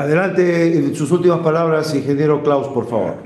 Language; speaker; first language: Spanish; native; Spanish